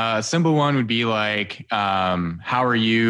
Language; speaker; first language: English; native; English